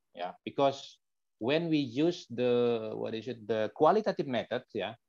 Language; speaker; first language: English; non-native, fluent; Indonesian